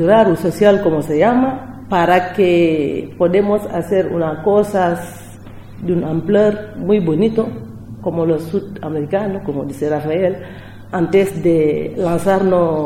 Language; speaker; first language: Spanish; non-native, learner; French